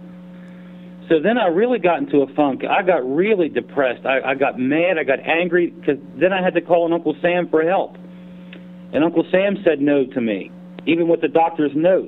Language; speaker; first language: English; native; English